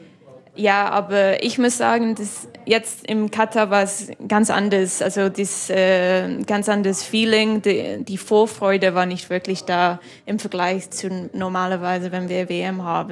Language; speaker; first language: German; non-native, fluent; English